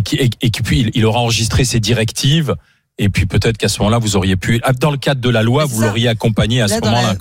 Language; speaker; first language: French; native; French